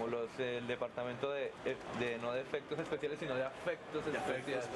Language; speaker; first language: Spanish; native; Spanish